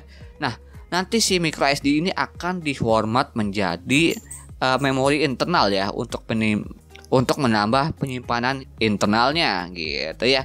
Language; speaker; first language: Indonesian; native; Indonesian